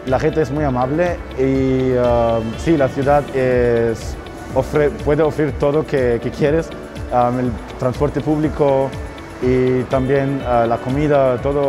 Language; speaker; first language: Spanish; non-native, learner; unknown